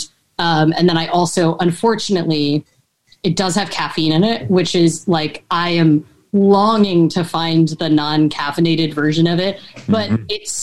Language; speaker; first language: English; native; English